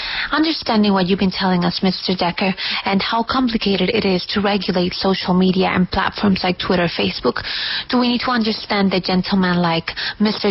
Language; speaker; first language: English; non-native, fluent; Spanish